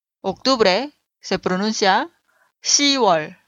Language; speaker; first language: Spanish; non-native, fluent; Korean